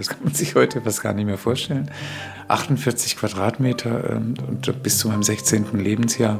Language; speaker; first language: German; early bilingual, other home language; Spanish